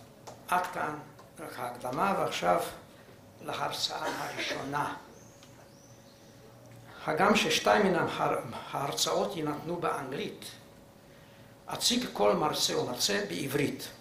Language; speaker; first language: Hebrew; non-native, fluent; Hungarian